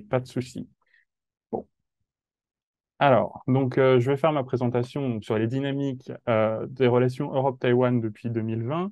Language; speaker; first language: French; native; French